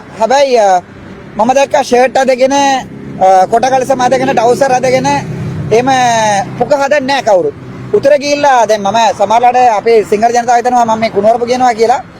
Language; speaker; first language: Sinhala; non-native, local second language; Tamil